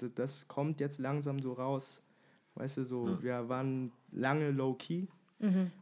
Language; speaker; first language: German; native; German